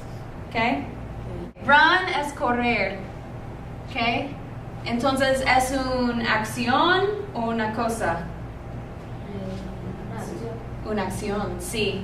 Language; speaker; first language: Spanish; non-native, fluent; English